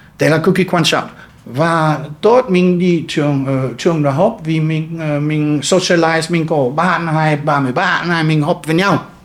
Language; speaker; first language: Vietnamese; non-native, fluent; German